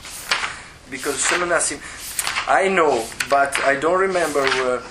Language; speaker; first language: English; non-native, learner; Italian